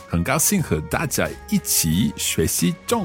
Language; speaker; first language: Chinese; non-native, learner; English